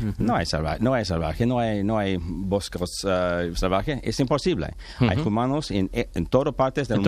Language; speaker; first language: Spanish; non-native, learner; English